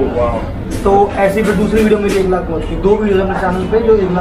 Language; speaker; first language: Hindi; native; Hindi